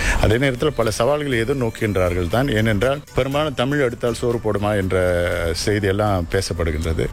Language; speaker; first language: Tamil; native; Tamil